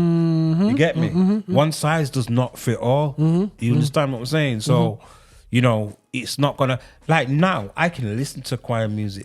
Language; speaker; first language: English; native; English